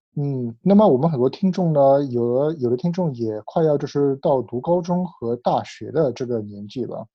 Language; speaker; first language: Chinese; early bilingual, heritage; Chinese